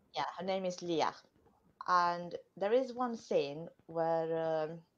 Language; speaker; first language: English; non-native, fluent; Romanian